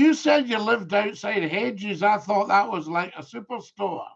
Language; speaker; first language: English; native; English